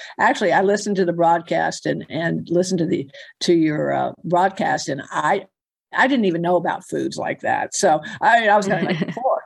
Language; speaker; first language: English; native; English